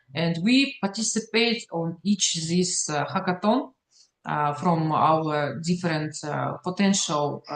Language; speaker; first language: English; non-native, learner; Russian